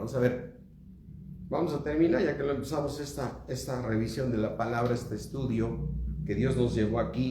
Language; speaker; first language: Spanish; native; Spanish